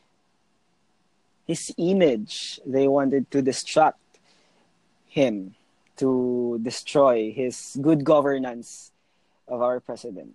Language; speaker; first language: English; non-native, local second language; Filipino